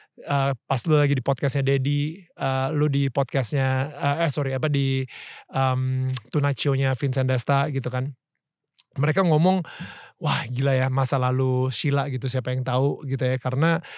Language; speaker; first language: Indonesian; native; Indonesian